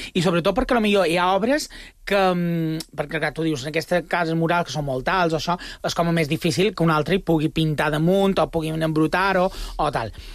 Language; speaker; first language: Catalan; native; Catalan